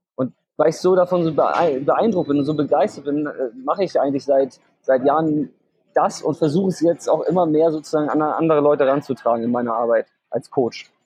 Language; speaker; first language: German; native; German